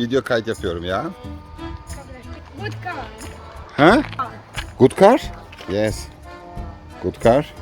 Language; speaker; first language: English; non-native, learner; Turkish